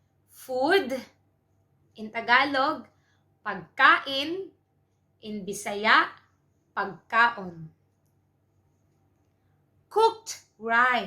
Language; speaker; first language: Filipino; non-native, local second language; Cebuano